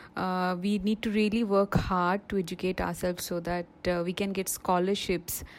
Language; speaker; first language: English; non-native, local second language; Telugu